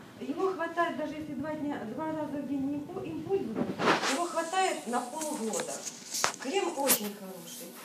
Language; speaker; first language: Russian; native; Russian